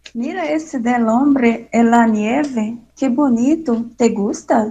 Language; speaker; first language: Spanish; non-native, learner; Portuguese